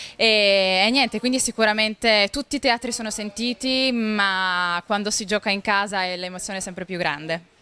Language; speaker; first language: Italian; native; Italian